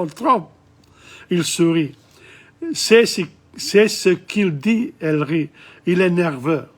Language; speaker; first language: French; non-native, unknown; English